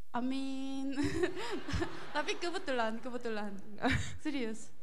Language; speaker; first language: Indonesian; non-native, learner; Korean